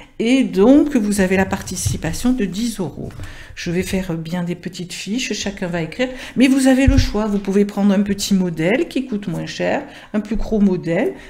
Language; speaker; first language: French; native; French